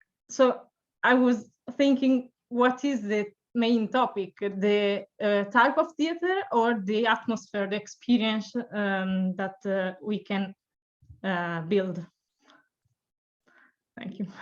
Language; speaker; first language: English; non-native, learner; Italian